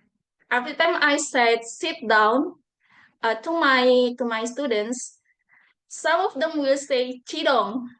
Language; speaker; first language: English; non-native, fluent; Buginese